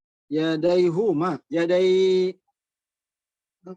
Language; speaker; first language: Arabic; non-native, learner; Indonesian